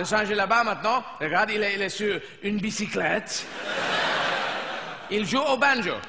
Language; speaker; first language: French; non-native, fluent; English